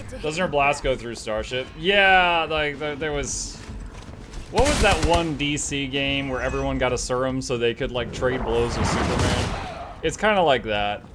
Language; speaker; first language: English; native; English